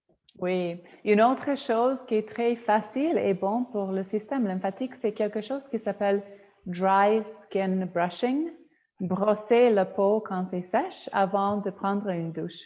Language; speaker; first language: French; non-native, fluent; Polish